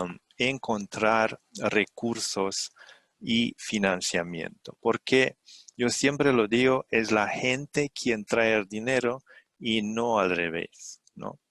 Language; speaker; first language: Spanish; non-native, fluent; Romanian